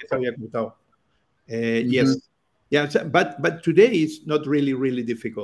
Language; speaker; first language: English; non-native, learner; Spanish